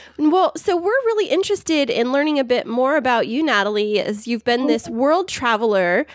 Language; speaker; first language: English; native; English